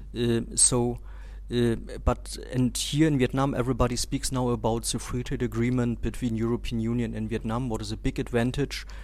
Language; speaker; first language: English; non-native, fluent; German